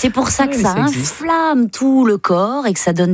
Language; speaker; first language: French; native; French